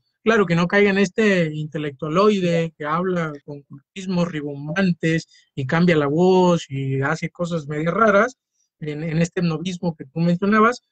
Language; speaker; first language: Spanish; native; Spanish